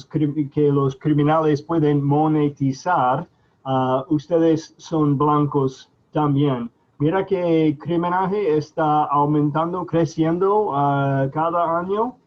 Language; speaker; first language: Spanish; non-native, fluent; English